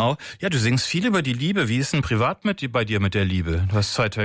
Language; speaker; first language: German; native; German